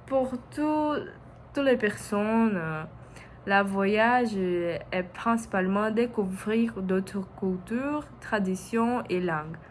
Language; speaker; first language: French; non-native, learner; Portuguese